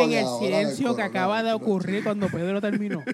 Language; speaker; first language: Spanish; native; Spanish